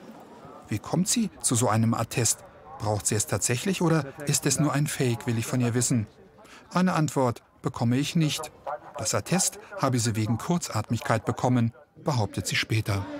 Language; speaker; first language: German; native; German